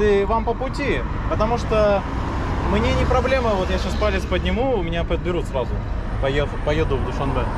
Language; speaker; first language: Russian; native; Russian